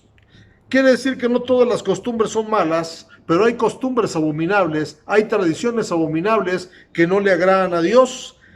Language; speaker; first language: Spanish; native; Spanish